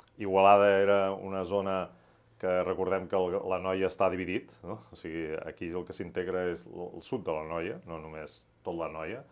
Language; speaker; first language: Catalan; native; Catalan